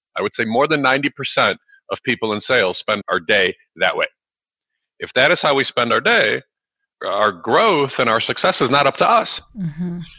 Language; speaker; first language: English; early bilingual, other home language; Russian